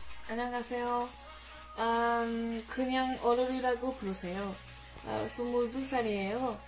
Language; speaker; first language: Korean; non-native, learner; French